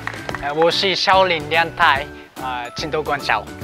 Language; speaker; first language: Chinese; non-native, learner; Japanese